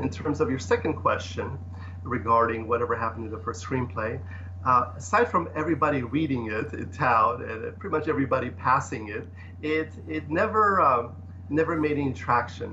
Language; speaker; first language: English; early bilingual, other home language; Polish